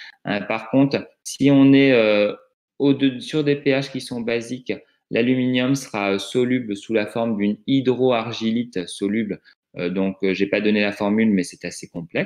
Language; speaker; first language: French; native; French